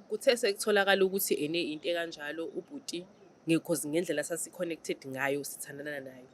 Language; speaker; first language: Zulu; non-native, local second language; Xhosa